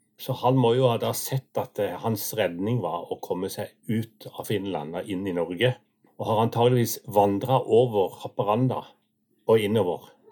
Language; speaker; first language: Norwegian; native; Norwegian